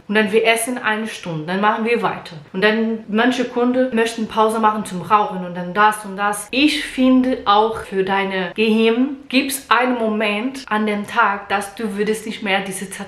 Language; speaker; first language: German; non-native, learner; Portuguese